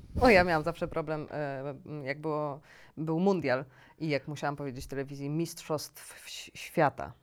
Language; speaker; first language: Polish; native; Polish